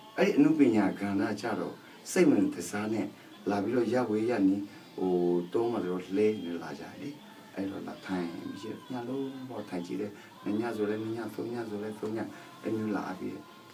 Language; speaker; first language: Burmese; non-native, local second language; Karen languages